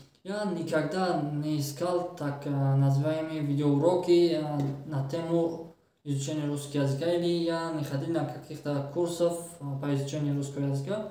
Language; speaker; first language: Russian; non-native, learner; Tajik